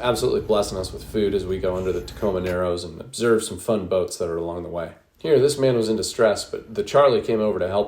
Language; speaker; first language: English; native; English